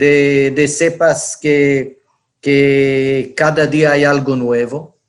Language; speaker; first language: Spanish; non-native, fluent; Hebrew